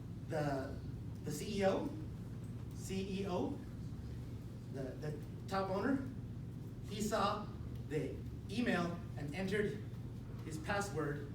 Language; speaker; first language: English; non-native, fluent; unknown